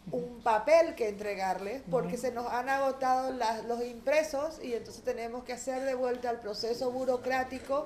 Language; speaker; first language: Spanish; native; Spanish